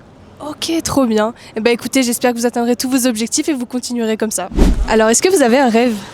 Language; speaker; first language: French; native; French